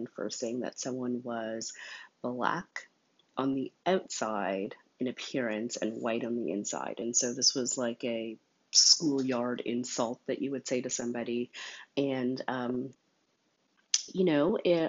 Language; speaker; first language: English; native; English